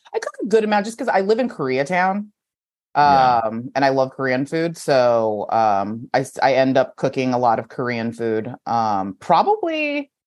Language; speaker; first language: English; native; English